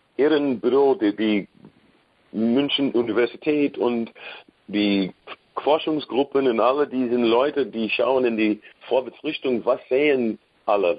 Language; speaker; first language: German; non-native, learner; English